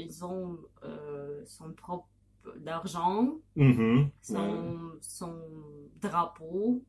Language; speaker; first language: French; non-native, learner; Russian